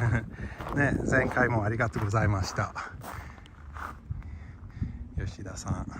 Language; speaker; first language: Japanese; non-native, fluent; Swedish